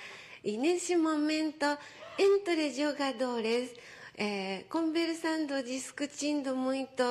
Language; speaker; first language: Portuguese; non-native, fluent; Japanese